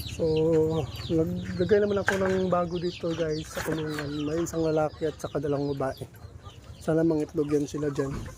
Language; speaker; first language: Filipino; non-native, local second language; Cebuano